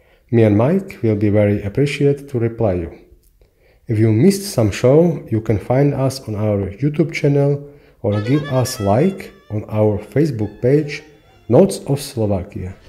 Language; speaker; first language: English; non-native, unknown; Slovak